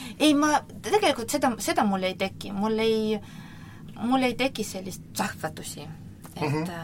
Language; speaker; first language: Estonian; non-native, local second language; Russian